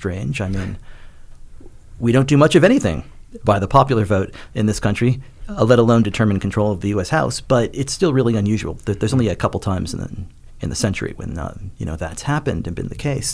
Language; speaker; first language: English; native; English